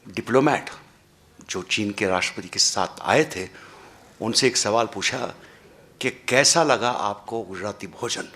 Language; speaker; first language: Hindi; non-native, local second language; Marathi